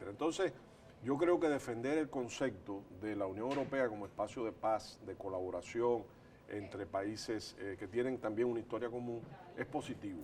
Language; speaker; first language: Spanish; native; Spanish